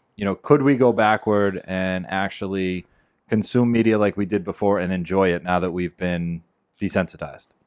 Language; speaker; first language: English; native; English